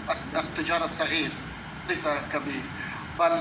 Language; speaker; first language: Arabic; non-native, fluent; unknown